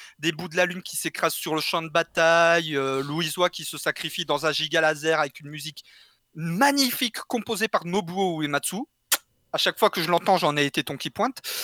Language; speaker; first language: French; native; French